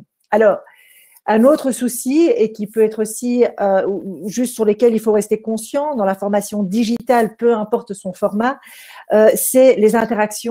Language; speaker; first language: French; native; French